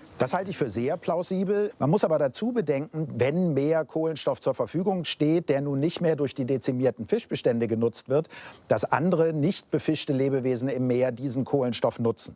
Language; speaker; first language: German; native; German